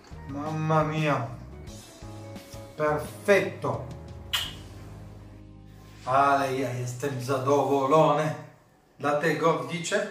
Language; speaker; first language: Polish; non-native, learner; Italian